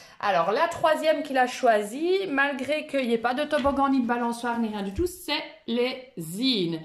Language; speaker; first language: French; native; French